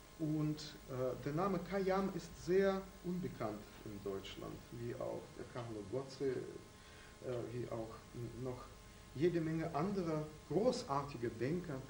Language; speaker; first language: German; non-native, fluent; Russian